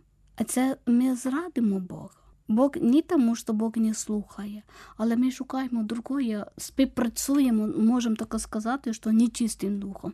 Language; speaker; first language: Ukrainian; non-native, fluent; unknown